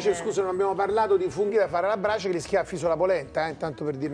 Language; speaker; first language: Italian; native; Italian